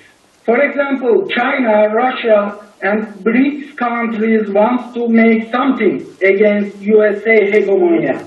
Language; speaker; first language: English; non-native, learner; Turkish